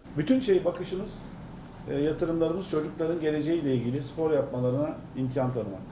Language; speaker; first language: Turkish; native; Turkish